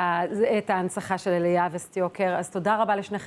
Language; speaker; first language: Hebrew; native; Hebrew